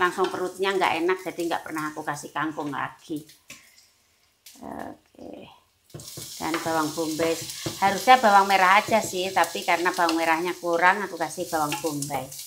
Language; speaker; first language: Indonesian; non-native, local second language; Javanese